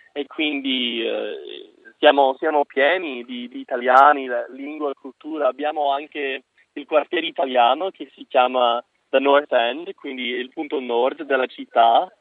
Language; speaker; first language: Italian; non-native, fluent; English